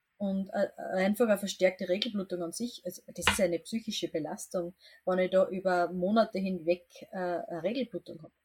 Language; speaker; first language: German; native; German